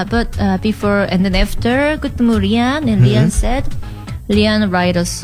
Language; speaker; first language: English; non-native, learner; Korean